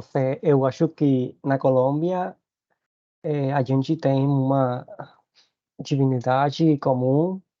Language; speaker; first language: Portuguese; non-native, learner; Spanish